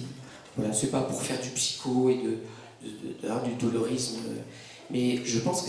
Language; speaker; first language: French; native; French